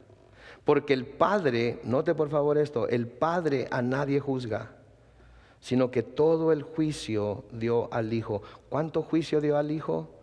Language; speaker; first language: Spanish; native; Spanish